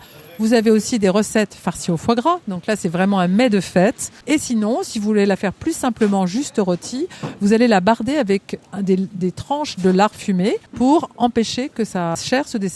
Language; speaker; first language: French; native; French